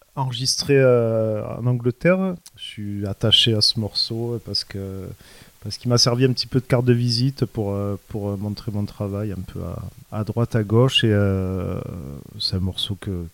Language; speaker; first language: French; native; French